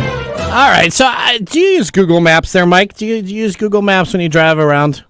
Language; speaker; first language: English; native; English